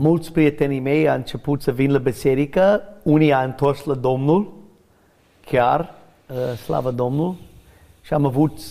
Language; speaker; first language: Romanian; non-native, learner; English